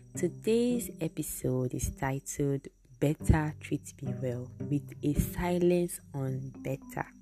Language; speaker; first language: English; non-native, local second language; Igbo